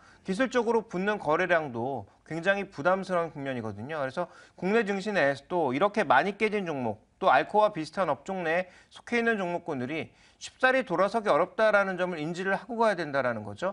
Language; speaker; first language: Korean; native; Korean